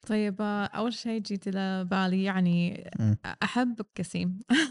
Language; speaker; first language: Arabic; non-native, learner; English